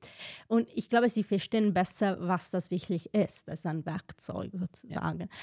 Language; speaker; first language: German; non-native, fluent; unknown